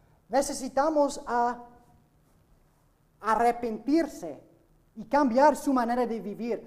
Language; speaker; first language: Spanish; non-native, learner; English